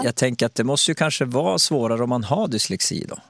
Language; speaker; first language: Swedish; native; Swedish